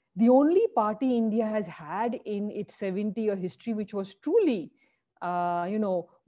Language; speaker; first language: English; non-native, local second language; Hindi